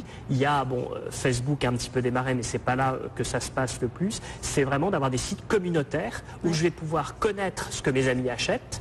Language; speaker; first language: French; native; French